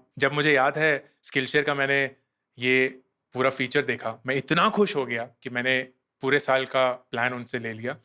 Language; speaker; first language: Hindi; native; Hindi